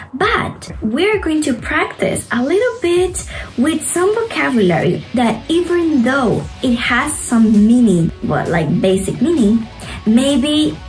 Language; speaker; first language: English; non-native, fluent; Spanish